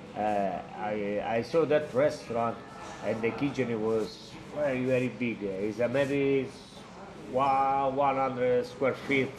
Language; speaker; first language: English; non-native, learner; Italian